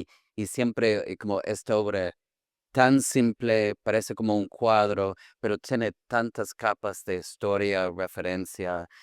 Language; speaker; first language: Spanish; non-native, fluent; English